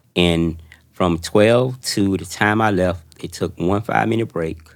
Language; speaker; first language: English; native; English